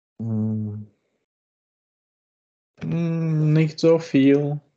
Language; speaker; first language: German; non-native, learner; Czech